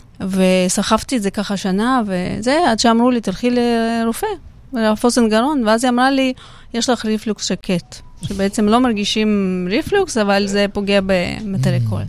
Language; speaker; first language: Hebrew; non-native, fluent; Russian